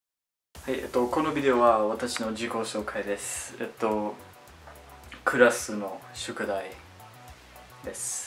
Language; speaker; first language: Japanese; non-native, learner; English